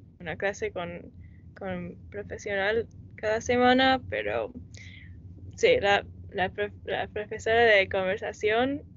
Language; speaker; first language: Spanish; non-native, learner; English